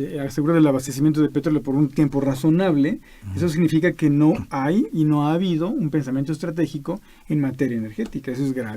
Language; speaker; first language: Spanish; native; Spanish